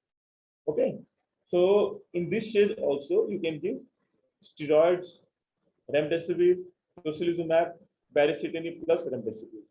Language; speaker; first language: English; non-native, local second language; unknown